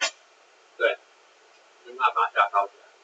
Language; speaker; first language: Chinese; native; Chinese